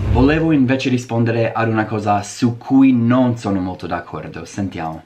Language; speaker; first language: Italian; non-native, fluent; English